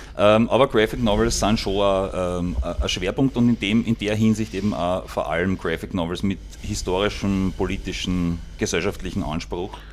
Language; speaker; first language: German; native; German